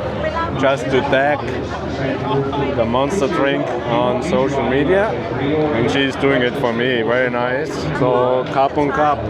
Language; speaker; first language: English; non-native, fluent; German